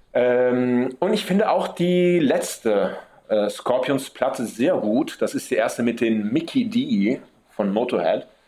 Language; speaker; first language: German; early bilingual, heritage; German